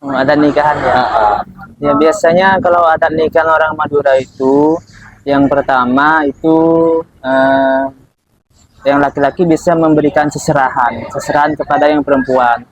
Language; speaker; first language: Indonesian; non-native, local second language; Madurese